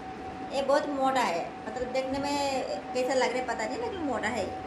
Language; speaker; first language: Hindi; non-native, local second language; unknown